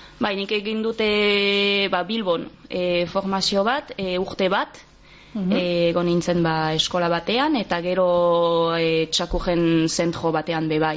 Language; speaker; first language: Basque; non-native, local second language; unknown